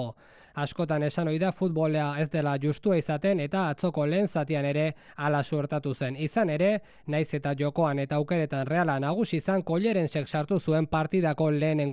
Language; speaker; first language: Basque; native; Basque